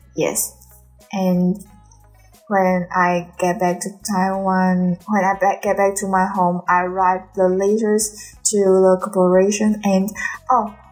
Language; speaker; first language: English; non-native, learner; Chinese